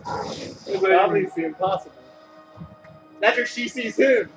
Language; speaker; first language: English; native; English